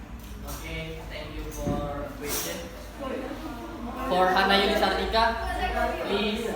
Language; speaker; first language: English; non-native, local second language; Indonesian